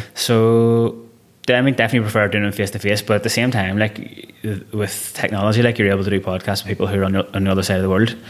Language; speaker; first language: English; non-native, local second language; Irish